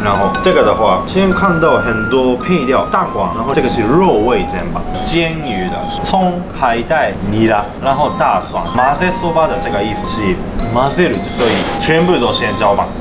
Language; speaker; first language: Chinese; non-native, fluent; Japanese